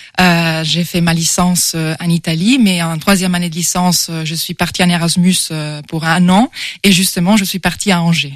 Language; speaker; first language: French; non-native, fluent; Italian